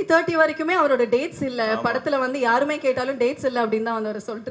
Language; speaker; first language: Tamil; native; Tamil